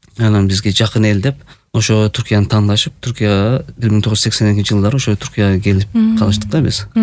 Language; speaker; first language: Kyrgyz; early bilingual, heritage; Kyrgyz